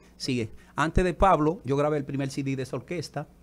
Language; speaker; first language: Spanish; native; Spanish